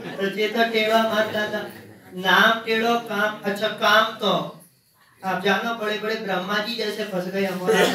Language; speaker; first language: Hindi; native; Hindi